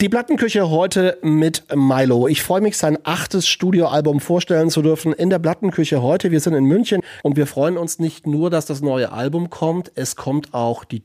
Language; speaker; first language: German; native; German